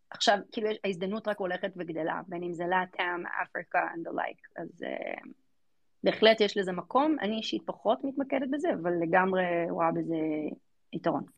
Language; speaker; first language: Hebrew; early bilingual, other home language; English